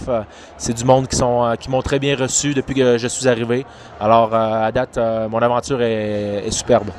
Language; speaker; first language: French; native; French